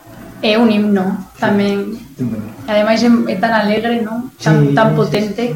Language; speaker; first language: Galician; native; Galician